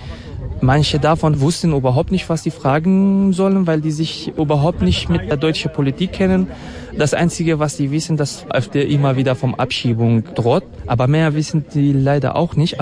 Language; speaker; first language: German; non-native, fluent; Kurdish